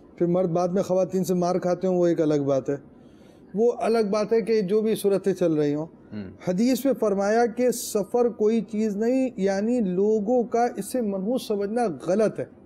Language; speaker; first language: Urdu; native; Urdu